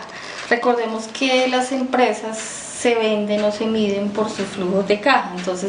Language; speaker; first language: Spanish; native; Spanish